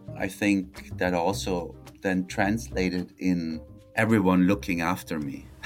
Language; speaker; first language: English; non-native, fluent; German